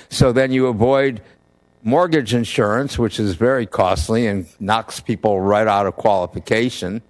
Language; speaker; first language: English; native; English